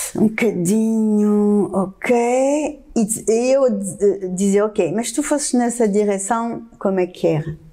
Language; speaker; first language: Portuguese; non-native, fluent; French